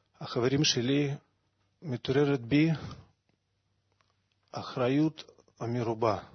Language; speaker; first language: Hebrew; non-native, learner; Russian